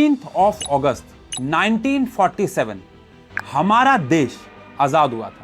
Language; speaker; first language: Hindi; native; Hindi